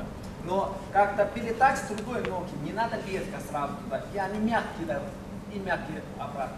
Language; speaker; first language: Russian; non-native, learner; Chinese